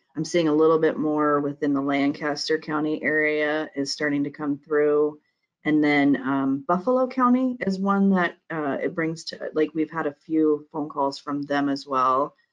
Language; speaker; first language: English; native; English